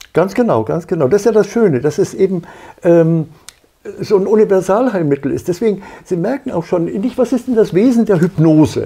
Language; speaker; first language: German; native; German